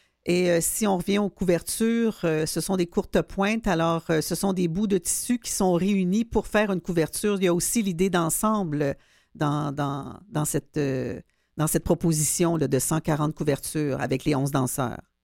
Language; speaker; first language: French; native; French